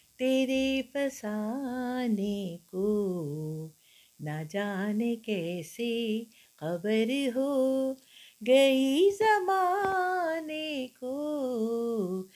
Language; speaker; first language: Urdu; non-native, local second language; Punjabi